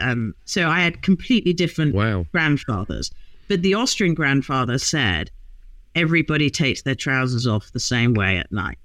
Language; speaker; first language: English; native; English